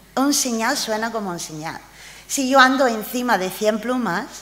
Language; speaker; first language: Spanish; non-native, fluent; English